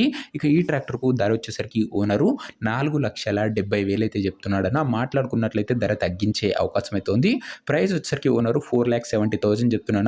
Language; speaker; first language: Telugu; native; Telugu